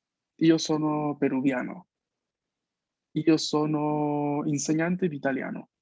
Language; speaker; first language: Italian; non-native, fluent; Spanish